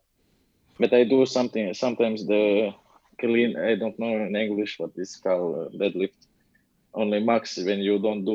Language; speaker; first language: English; non-native, learner; Latvian